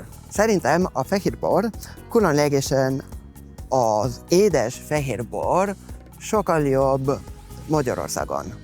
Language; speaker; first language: Hungarian; non-native, fluent; Spanish